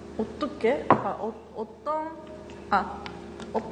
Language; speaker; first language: Korean; non-native, learner; Japanese